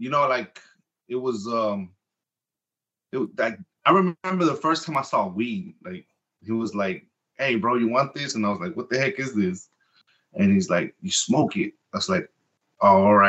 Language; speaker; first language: English; early bilingual, other home language; Spanish